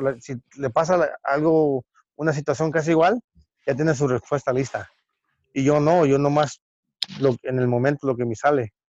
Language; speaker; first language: Spanish; early bilingual, heritage; Spanish